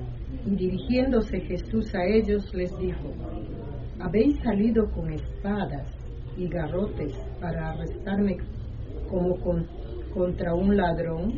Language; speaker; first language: Spanish; native; Spanish